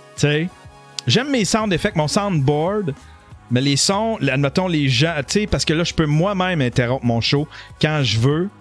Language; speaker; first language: French; native; French